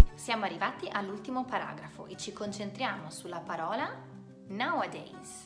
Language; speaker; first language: Italian; native; Italian